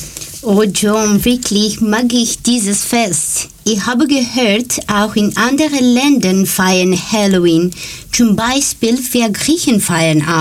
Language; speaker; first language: German; non-native, learner; Greek